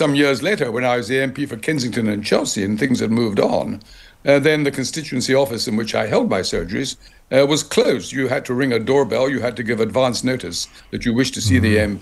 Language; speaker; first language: English; native; English